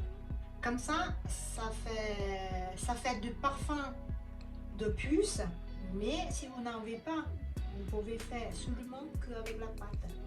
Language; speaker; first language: French; non-native, learner; Thai